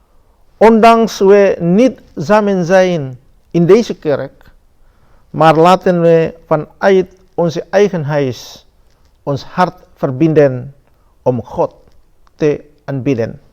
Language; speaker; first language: Dutch; non-native, fluent; Indonesian